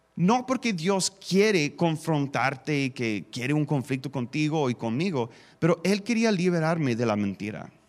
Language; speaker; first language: Spanish; non-native, fluent; English